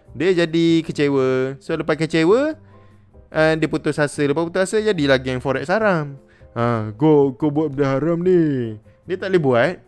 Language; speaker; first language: Malay; native; Malay